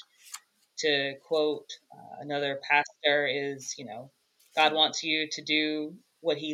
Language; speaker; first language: English; native; English